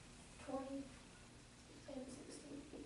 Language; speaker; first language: English; native; English